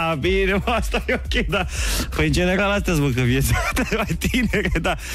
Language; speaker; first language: Romanian; native; Romanian